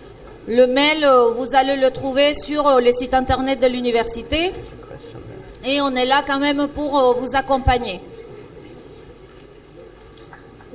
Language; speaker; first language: French; non-native, fluent; Spanish